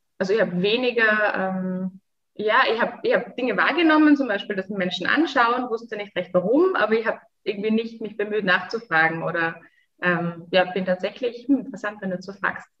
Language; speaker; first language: German; native; German